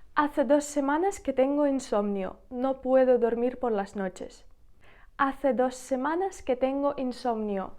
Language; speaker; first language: Spanish; non-native, fluent; Ukrainian